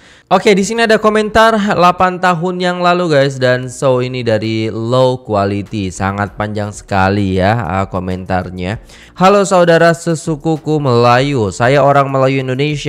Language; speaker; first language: Indonesian; native; Indonesian